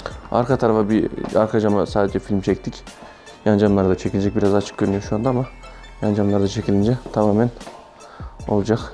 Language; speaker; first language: Turkish; native; Turkish